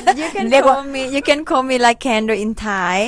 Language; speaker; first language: English; non-native, fluent; Vietnamese